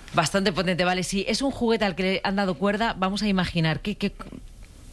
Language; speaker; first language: Spanish; native; Spanish